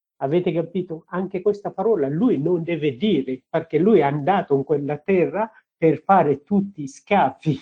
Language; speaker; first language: Italian; non-native, learner; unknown